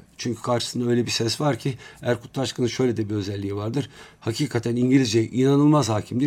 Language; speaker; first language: Turkish; native; Turkish